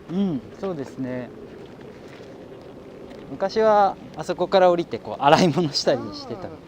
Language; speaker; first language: Japanese; native; Japanese